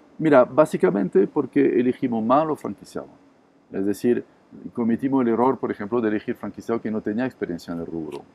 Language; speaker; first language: Spanish; non-native, fluent; French